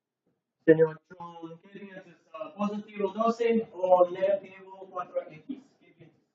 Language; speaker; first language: Spanish; non-native, learner; English